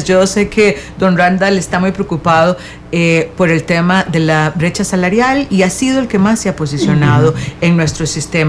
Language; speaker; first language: Spanish; native; Spanish